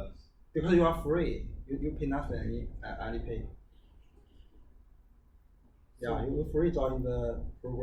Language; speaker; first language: English; non-native, learner; Chinese